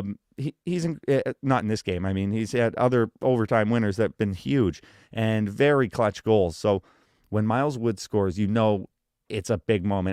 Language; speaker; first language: English; native; English